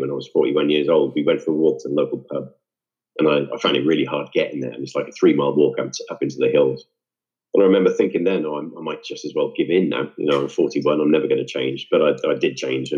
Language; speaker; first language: English; native; English